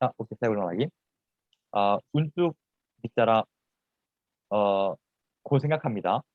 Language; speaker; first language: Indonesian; non-native, fluent; Korean